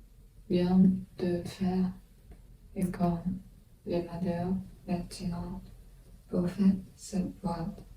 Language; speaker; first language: French; non-native, learner; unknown